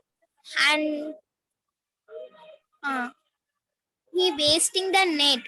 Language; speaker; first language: English; non-native, learner; Tamil